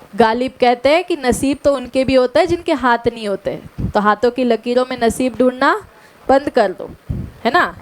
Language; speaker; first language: Hindi; non-native, local second language; Marathi